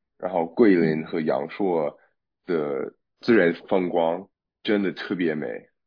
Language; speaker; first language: Chinese; non-native, fluent; English